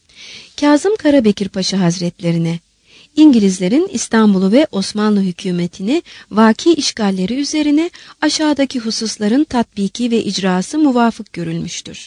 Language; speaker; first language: Turkish; native; Turkish